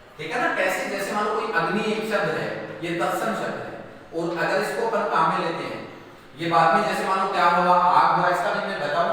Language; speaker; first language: Hindi; native; Hindi